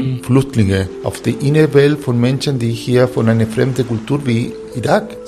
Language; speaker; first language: German; non-native, learner; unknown